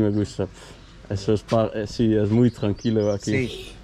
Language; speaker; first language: Spanish; non-native, learner; Dutch